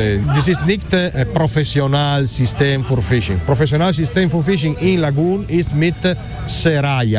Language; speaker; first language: German; non-native, learner; Italian